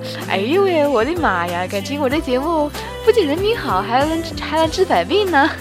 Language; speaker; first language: Chinese; native; Chinese